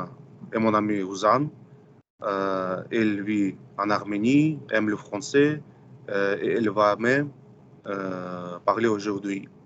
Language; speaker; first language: French; non-native, fluent; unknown